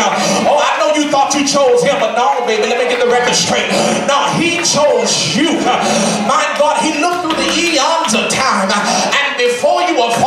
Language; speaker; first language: English; native; English